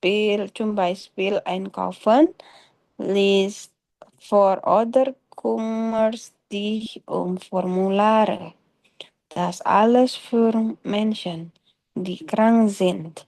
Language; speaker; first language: German; non-native, learner; Indonesian